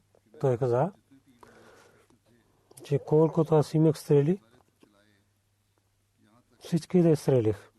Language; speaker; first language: Bulgarian; non-native, learner; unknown